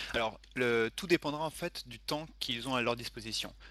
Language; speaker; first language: French; native; French